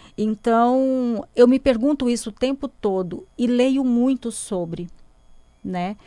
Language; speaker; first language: Portuguese; native; Portuguese